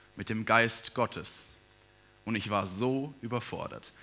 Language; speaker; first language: German; native; German